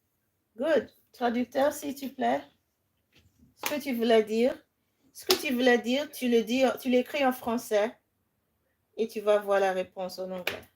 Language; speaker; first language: French; non-native, fluent; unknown